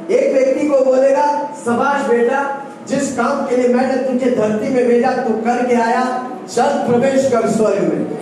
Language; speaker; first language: Hindi; non-native, local second language; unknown